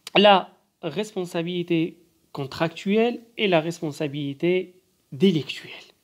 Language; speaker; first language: French; non-native, local second language; Arabic